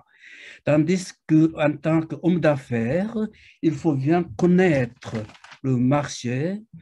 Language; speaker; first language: French; non-native, fluent; Japanese